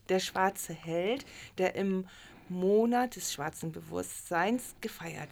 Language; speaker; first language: German; native; German